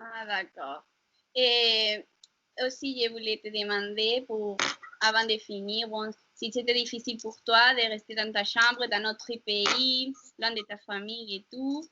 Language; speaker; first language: French; non-native, learner; Spanish